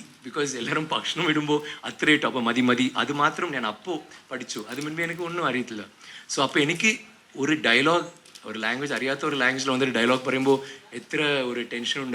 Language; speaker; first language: Malayalam; non-native, learner; Tamil